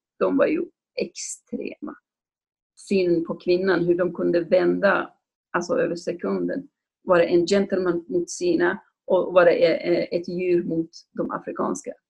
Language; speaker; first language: Swedish; non-native, fluent; Kurdish